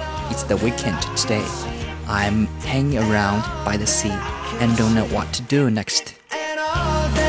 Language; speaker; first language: English; non-native, fluent; Chinese